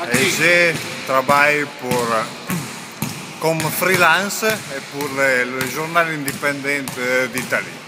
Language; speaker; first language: French; non-native, learner; Italian